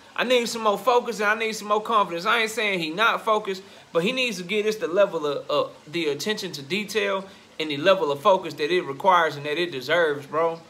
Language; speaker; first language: English; native; English